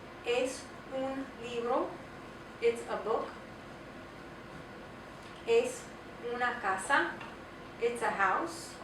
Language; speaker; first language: Spanish; non-native, fluent; English